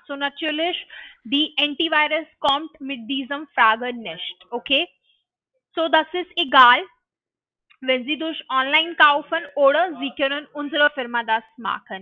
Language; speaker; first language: German; non-native, learner; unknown